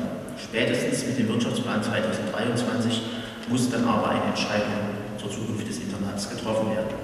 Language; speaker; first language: German; native; German